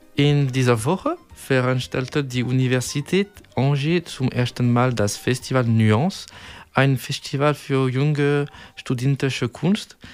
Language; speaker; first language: German; non-native, fluent; French